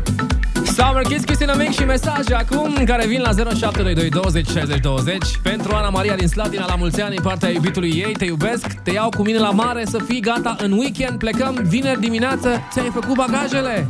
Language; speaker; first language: Romanian; native; Romanian